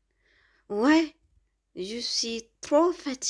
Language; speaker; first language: French; non-native, fluent; Tamil